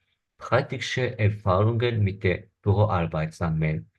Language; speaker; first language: German; non-native, fluent; Azerbaijani